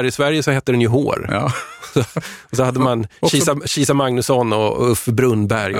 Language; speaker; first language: Swedish; native; Swedish